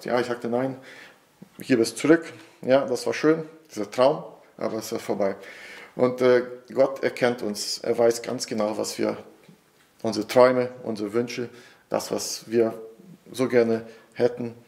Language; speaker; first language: German; non-native, fluent; Portuguese